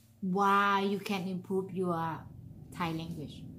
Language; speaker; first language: English; non-native, learner; Thai